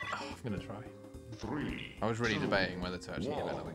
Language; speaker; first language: English; native; English